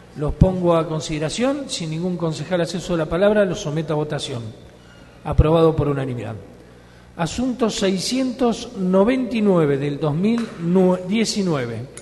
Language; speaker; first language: Spanish; native; Spanish